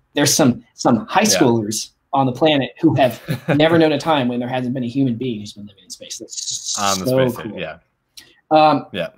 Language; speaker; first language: English; native; English